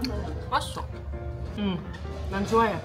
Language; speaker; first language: Korean; non-native, learner; German